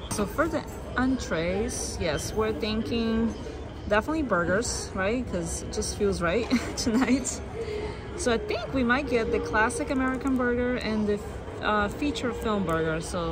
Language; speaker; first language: English; non-native, fluent; Portuguese